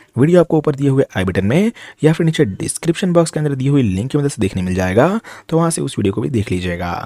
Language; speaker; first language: Hindi; non-native, local second language; Gujarati